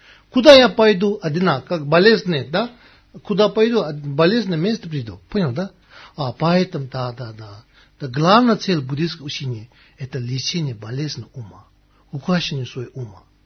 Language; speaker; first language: Russian; non-native, learner; Tibetan